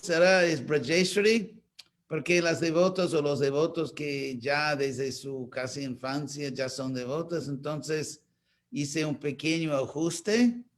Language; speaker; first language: Spanish; non-native, fluent; English